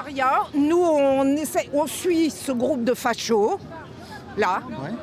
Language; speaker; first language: French; native; French